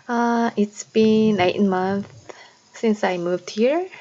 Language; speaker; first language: English; non-native, learner; Korean